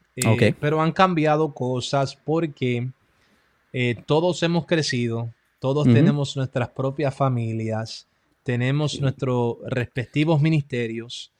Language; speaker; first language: Spanish; early bilingual, heritage; Spanish